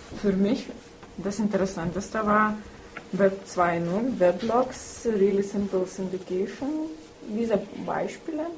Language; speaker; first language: German; non-native, learner; Lithuanian